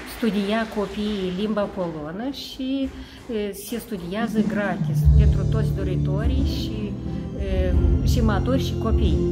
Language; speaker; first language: Romanian; non-native, local second language; Russian